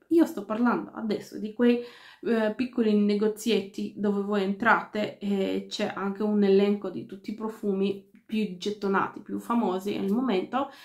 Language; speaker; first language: Italian; non-native, fluent; Ukrainian